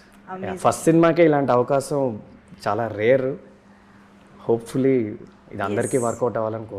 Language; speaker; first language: Telugu; native; Telugu